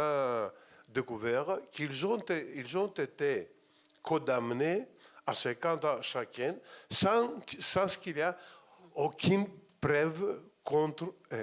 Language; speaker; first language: French; non-native, fluent; Greek